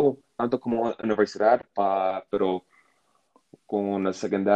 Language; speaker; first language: Spanish; non-native, learner; English